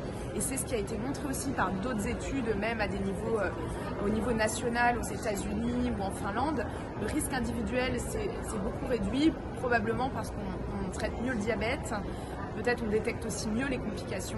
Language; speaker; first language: French; native; French